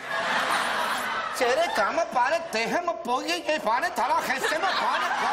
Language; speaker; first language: Indonesian; native; Indonesian